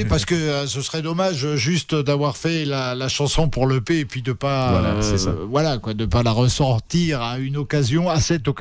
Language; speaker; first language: French; native; French